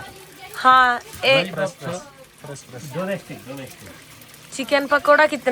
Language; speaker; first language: Hindi; non-native, local second language; Malayalam